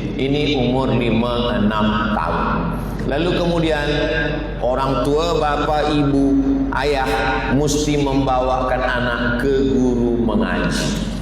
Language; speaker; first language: Malay; native; Malay